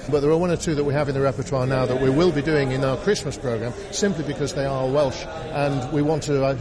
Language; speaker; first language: English; native; English